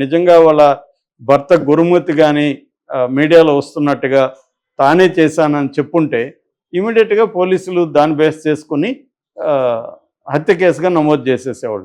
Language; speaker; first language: Telugu; native; Telugu